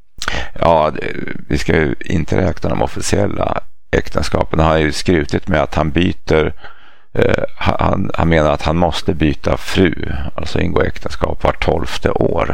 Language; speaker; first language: Swedish; native; Swedish